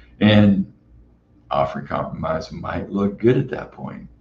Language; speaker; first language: English; native; English